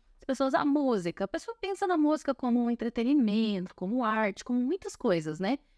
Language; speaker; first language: Portuguese; native; Portuguese